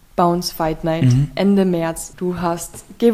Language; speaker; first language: German; native; German